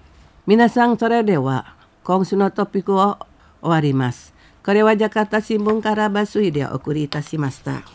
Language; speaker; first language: Japanese; non-native, fluent; Indonesian